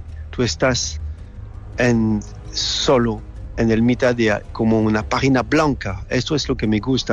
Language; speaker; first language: Spanish; non-native, fluent; French